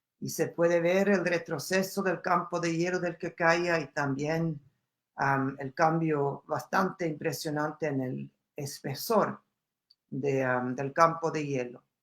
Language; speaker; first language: Spanish; non-native, fluent; German